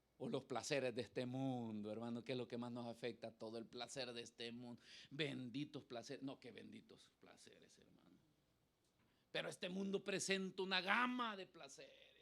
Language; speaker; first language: Spanish; native; Spanish